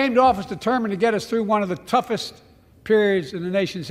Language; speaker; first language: English; native; English